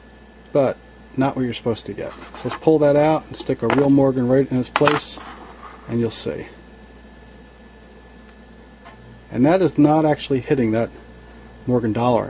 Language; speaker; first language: English; native; English